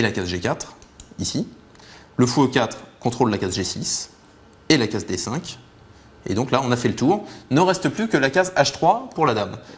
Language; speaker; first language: French; native; French